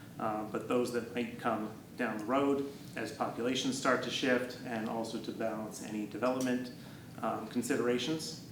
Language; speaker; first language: English; native; English